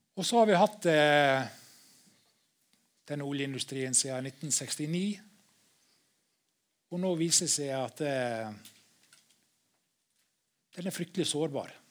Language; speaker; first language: Norwegian; native; Norwegian